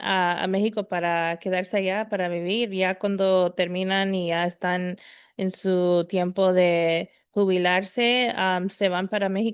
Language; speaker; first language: Spanish; early bilingual, heritage; Spanish